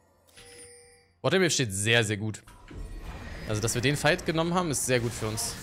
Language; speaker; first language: German; native; German